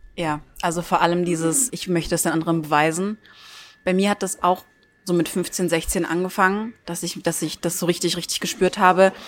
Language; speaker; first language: German; early bilingual, other home language; Turkish